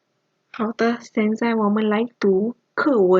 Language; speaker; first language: Chinese; non-native, local second language; Malay